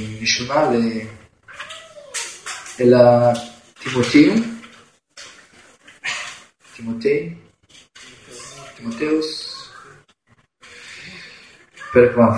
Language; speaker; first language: Hebrew; non-native, fluent; Russian